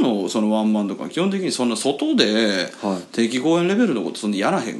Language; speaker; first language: Japanese; native; Japanese